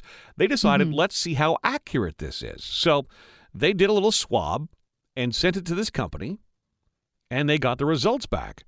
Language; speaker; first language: English; native; English